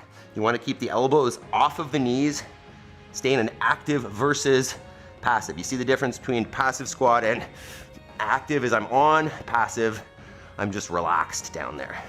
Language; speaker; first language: English; native; English